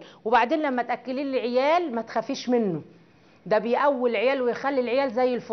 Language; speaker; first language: Arabic; native; Arabic